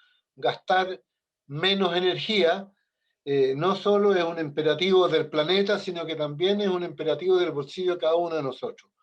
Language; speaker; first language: Spanish; native; Spanish